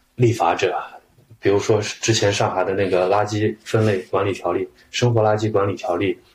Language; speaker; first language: Chinese; native; Chinese